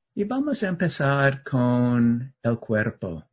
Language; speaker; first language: Spanish; non-native, learner; English